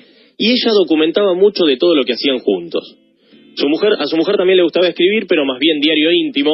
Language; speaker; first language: Spanish; native; Spanish